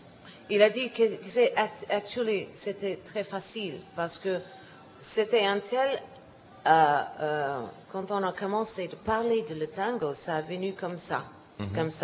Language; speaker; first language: French; non-native, learner; English